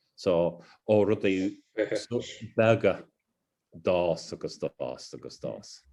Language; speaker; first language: Irish; non-native, local second language; English